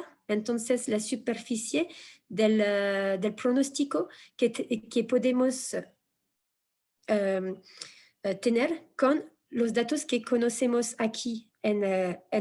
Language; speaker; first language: Spanish; non-native, fluent; French